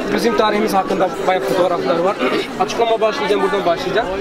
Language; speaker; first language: Turkish; non-native, fluent; Arabic